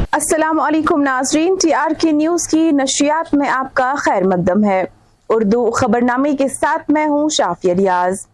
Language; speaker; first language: Urdu; non-native, local second language; Kashmiri